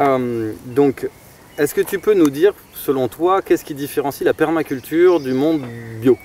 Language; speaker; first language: French; native; French